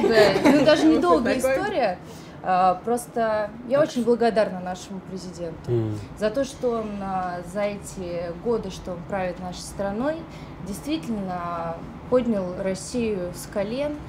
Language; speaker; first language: Russian; native; Russian